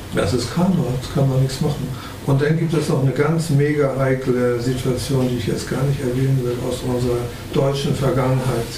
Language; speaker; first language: German; native; German